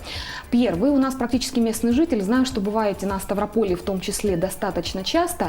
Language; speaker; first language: Russian; native; Russian